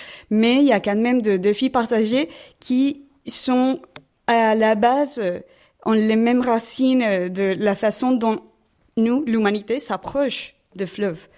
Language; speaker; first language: French; non-native, fluent; Spanish